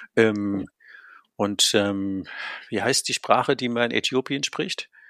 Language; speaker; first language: German; native; German